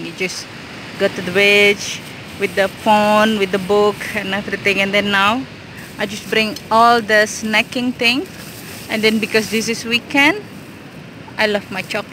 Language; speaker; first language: English; non-native, learner; Indonesian